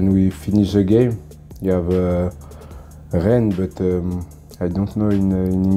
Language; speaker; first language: English; non-native, learner; French